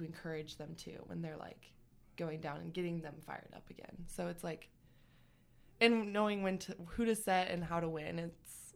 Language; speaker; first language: English; native; English